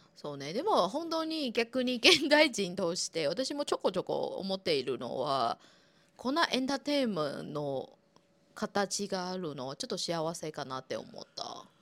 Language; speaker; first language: Japanese; non-native, fluent; Chinese